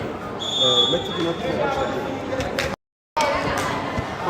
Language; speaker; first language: Italian; native; Italian